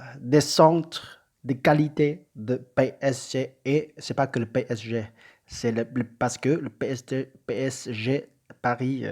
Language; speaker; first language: French; non-native, learner; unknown